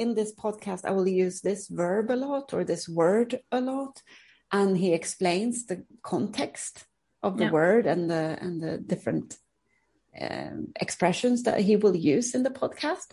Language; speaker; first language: English; non-native, fluent; Swedish